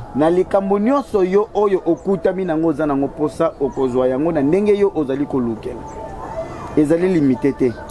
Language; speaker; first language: Lingala; non-native, local second language; Kongo